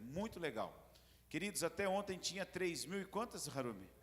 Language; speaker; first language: Portuguese; native; Portuguese